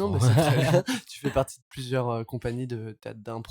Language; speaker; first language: French; native; French